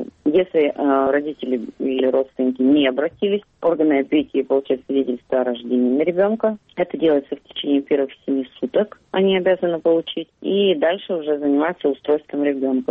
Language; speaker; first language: Russian; native; Russian